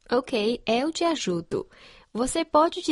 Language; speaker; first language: Portuguese; non-native, fluent; Chinese